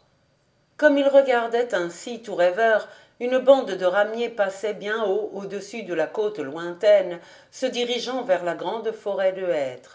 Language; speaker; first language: French; native; French